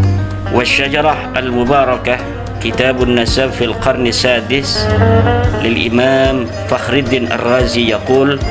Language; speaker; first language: Arabic; non-native, fluent; Indonesian